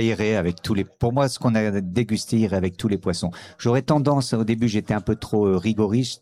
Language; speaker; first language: French; native; French